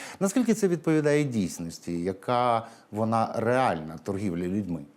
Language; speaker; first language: Ukrainian; native; Ukrainian